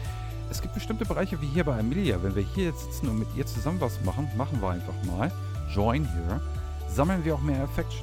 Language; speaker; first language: German; native; German